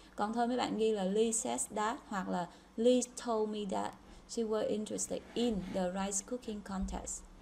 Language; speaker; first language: English; non-native, fluent; Vietnamese